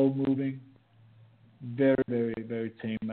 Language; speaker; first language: English; non-native, fluent; Danish